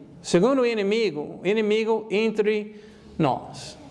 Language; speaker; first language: Portuguese; non-native, fluent; English